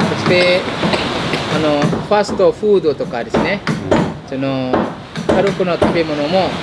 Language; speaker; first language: Japanese; non-native, fluent; Indonesian